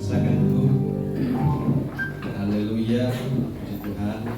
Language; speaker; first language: Indonesian; native; Indonesian